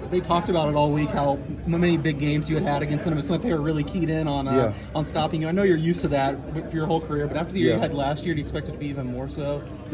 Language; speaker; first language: English; native; English